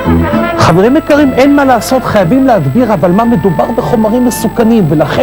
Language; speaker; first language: Hebrew; native; Hebrew